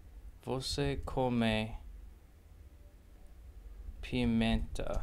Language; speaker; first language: Portuguese; non-native, learner; English